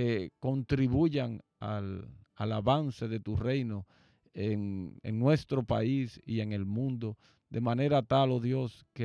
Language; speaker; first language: Spanish; native; Spanish